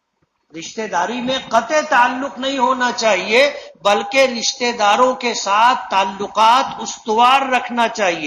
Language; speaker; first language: Urdu; native; Urdu